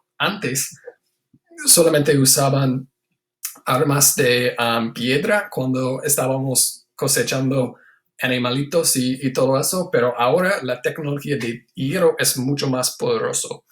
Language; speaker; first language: Spanish; non-native, fluent; English